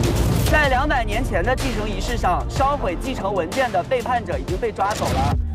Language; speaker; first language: Chinese; native; Chinese